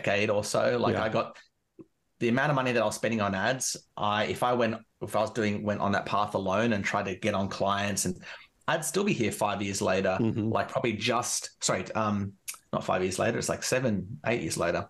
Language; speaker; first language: English; native; English